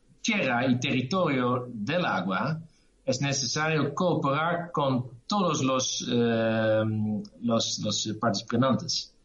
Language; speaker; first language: Spanish; non-native, learner; Dutch